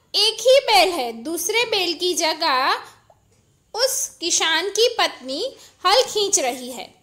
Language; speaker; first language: Hindi; non-native, local second language; Gujarati